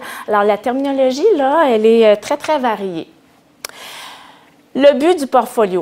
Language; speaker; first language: French; native; French